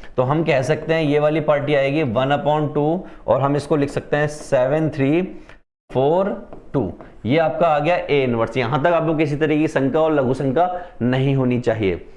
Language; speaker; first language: Hindi; native; Hindi